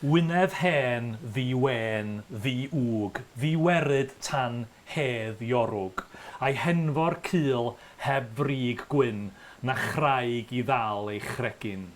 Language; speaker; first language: Welsh; native; Welsh